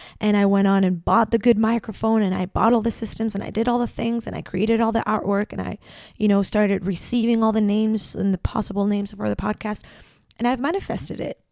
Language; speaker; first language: English; non-native, fluent; Spanish